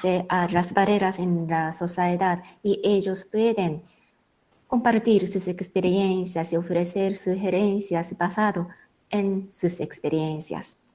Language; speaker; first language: Spanish; non-native, fluent; Japanese